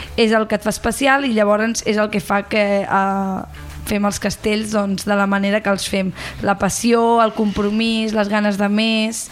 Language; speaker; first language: Catalan; native; Catalan